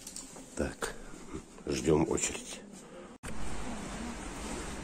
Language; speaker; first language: Russian; native; Russian